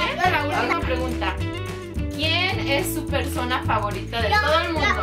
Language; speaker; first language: Spanish; early bilingual, heritage; Spanish